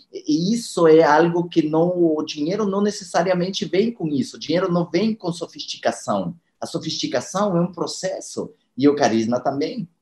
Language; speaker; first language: Portuguese; non-native, fluent; Spanish